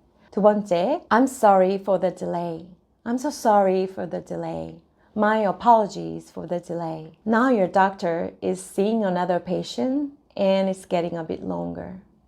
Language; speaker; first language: English; non-native, fluent; Korean